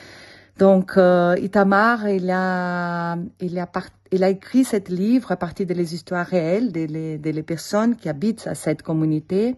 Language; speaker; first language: French; non-native, fluent; Portuguese